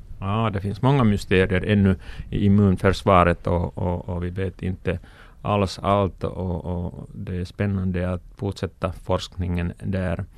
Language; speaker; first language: Swedish; non-native, local second language; Finnish